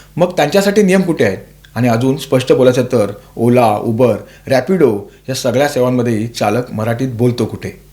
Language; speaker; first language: Marathi; native; Marathi